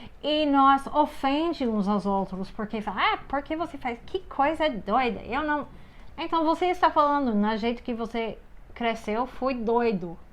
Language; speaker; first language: Portuguese; non-native, fluent; English